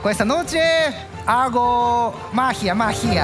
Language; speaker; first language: Spanish; non-native, learner; Japanese